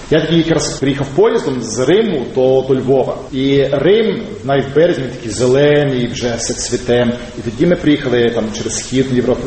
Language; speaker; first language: Ukrainian; early bilingual, heritage; Ukrainian